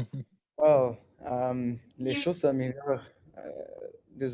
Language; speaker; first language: French; native; French